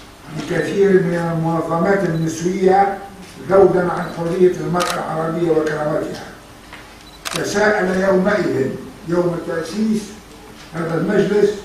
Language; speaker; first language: Arabic; native; Arabic